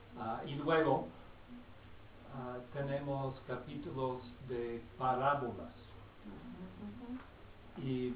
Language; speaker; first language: Spanish; non-native, fluent; English